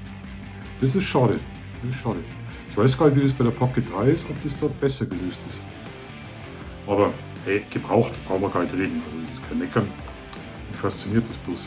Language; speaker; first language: German; native; German